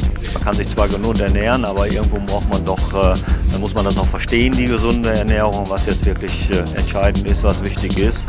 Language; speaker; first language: German; native; German